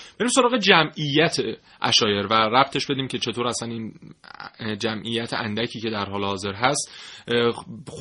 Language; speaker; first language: Persian; native; Persian